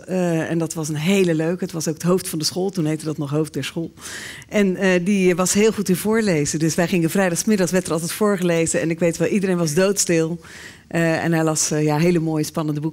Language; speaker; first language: Dutch; native; Dutch